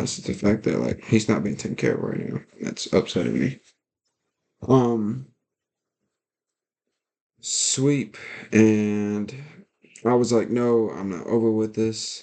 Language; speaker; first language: English; native; English